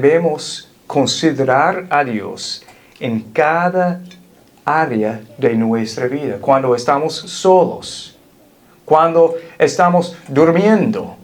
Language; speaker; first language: Spanish; non-native, fluent; English